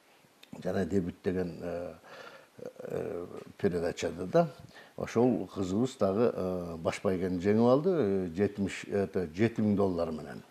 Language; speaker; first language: Kyrgyz; native; Kyrgyz